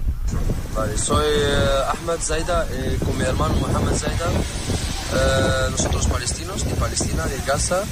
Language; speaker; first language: Spanish; non-native, learner; Arabic